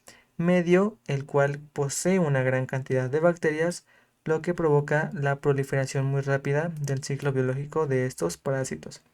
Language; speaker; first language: Spanish; native; Spanish